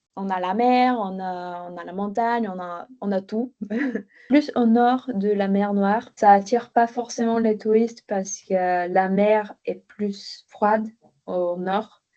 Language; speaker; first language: French; non-native, fluent; Bulgarian